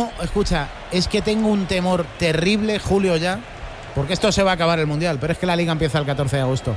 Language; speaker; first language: Spanish; native; Spanish